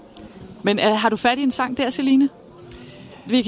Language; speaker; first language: Danish; native; Danish